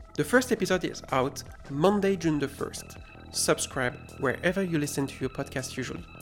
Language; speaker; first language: English; non-native, fluent; French